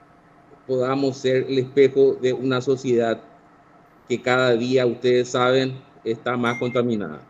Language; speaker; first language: Spanish; native; Spanish